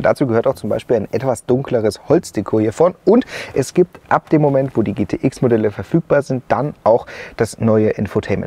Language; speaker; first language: German; native; German